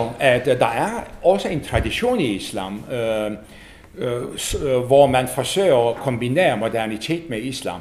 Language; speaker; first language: Danish; non-native, fluent; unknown